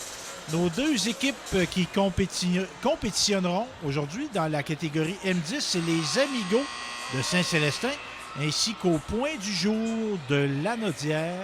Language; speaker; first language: French; native; French